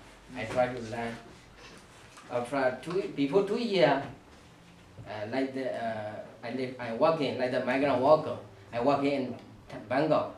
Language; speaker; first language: English; non-native, learner; Burmese